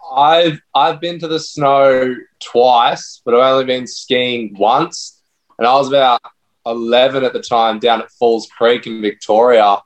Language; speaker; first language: English; native; English